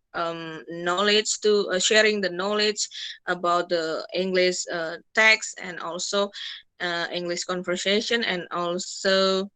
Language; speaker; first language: English; non-native, fluent; Indonesian